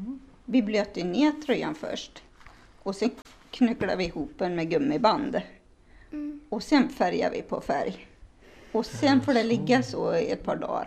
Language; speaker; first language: Swedish; native; Swedish